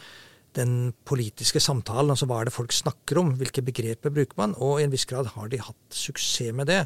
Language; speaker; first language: Norwegian; native; Norwegian